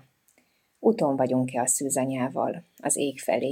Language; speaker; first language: Hungarian; native; Hungarian